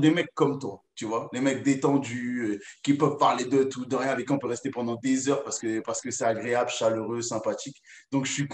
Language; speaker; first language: French; native; French